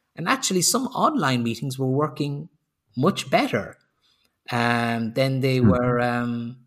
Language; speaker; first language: English; native; English